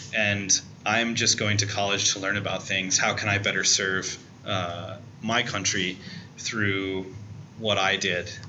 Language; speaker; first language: English; native; English